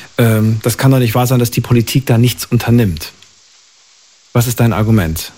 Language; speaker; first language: German; native; German